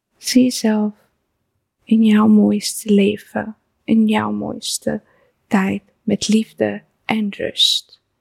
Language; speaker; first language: Dutch; early bilingual, other home language; Persian